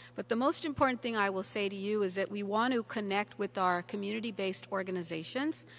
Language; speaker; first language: English; early bilingual, other home language; Spanish